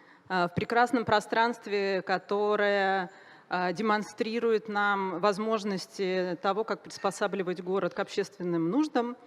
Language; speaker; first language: Russian; native; Russian